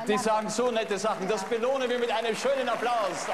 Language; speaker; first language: German; native; German